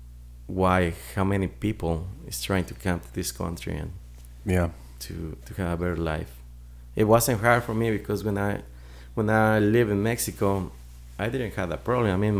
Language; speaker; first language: English; non-native, fluent; Spanish